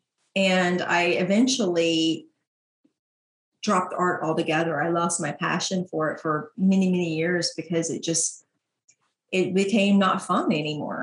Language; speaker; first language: English; native; English